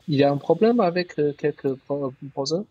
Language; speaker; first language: French; non-native, learner; Chinese